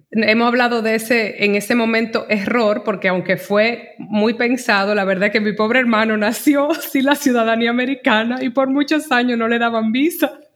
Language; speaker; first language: Spanish; native; Spanish